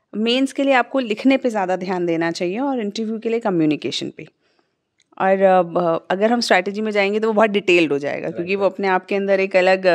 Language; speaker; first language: Hindi; native; Hindi